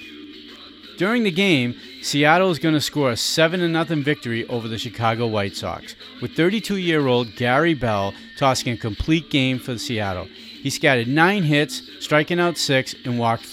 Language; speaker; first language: English; native; English